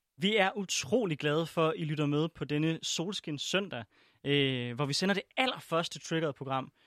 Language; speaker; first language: Danish; native; Danish